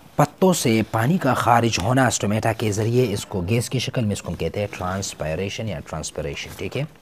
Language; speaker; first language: Urdu; non-native, local second language; Pashto